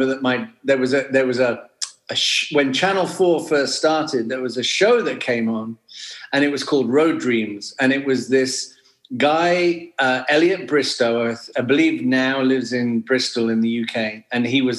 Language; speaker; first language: English; native; English